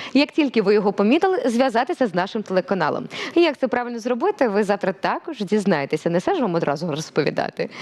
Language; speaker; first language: Ukrainian; native; Ukrainian